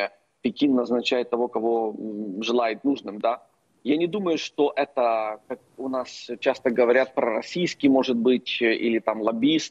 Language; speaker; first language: Russian; non-native, local second language; Ukrainian